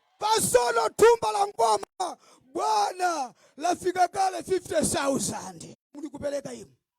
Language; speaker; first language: Nyanja; non-native, local second language; Tumbuka